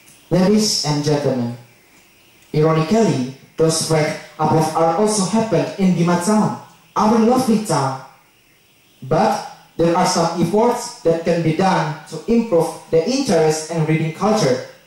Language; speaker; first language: English; non-native, learner; Indonesian